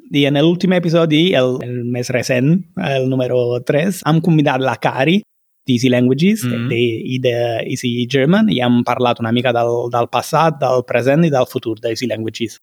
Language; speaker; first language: Catalan; non-native, fluent; Italian